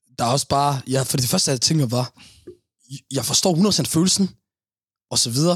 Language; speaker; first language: Danish; early bilingual, other home language; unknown